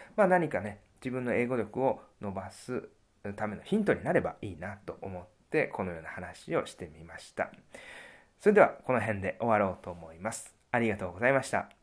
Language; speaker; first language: Japanese; native; Japanese